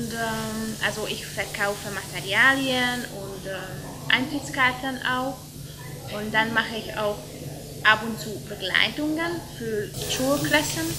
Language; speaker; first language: German; non-native, fluent; Hungarian